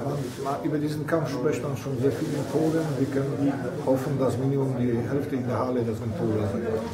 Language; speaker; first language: German; non-native, fluent; Polish